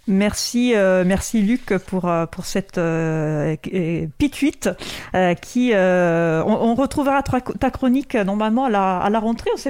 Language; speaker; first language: French; native; French